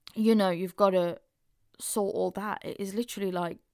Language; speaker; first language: English; native; English